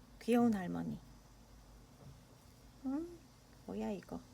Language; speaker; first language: Korean; native; Korean